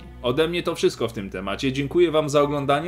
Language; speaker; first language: Polish; native; Polish